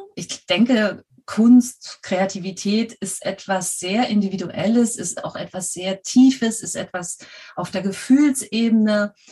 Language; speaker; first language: German; native; German